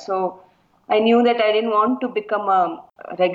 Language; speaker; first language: English; non-native, local second language; Kannada